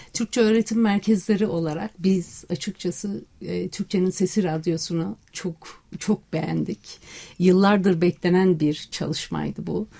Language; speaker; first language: Turkish; native; Turkish